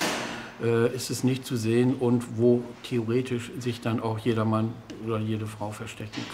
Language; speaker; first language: German; native; German